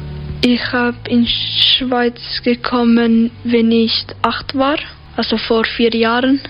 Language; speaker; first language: German; early bilingual, other home language; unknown